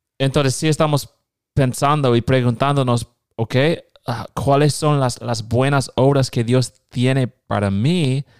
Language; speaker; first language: Spanish; non-native, fluent; English